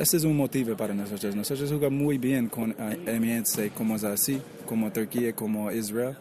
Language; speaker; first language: Spanish; non-native, learner; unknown